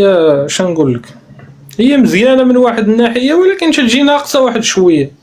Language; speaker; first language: Arabic; native; Arabic